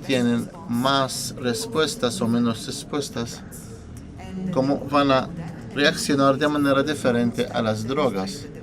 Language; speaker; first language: Spanish; non-native, fluent; Italian